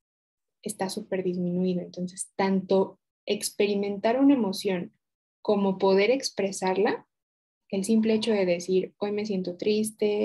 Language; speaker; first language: Spanish; native; Spanish